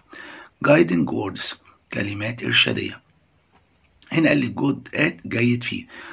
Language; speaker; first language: Arabic; native; Arabic